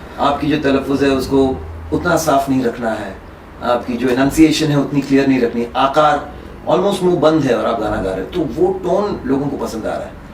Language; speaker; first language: Hindi; non-native, local second language; Bangla